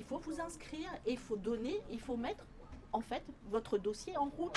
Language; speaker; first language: French; native; French